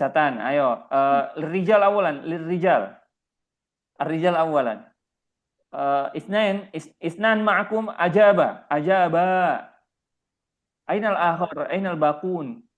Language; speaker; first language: Arabic; non-native, fluent; Indonesian